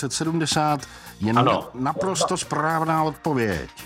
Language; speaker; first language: Czech; native; Czech